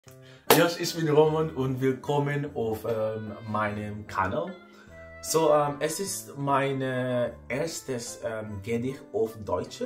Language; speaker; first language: German; non-native, learner; English